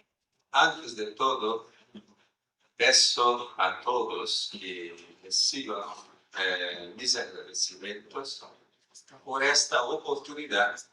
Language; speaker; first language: Spanish; non-native, learner; Portuguese